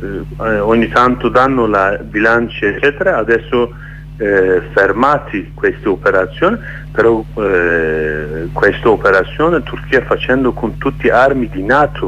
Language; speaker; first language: Italian; non-native, learner; Kurdish